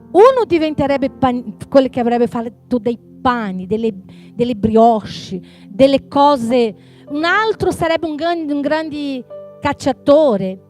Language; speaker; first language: Italian; non-native, fluent; Portuguese